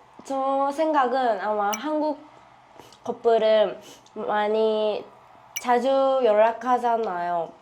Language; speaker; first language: Korean; non-native, learner; Japanese